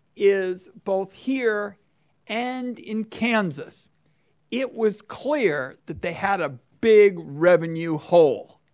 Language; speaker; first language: English; native; English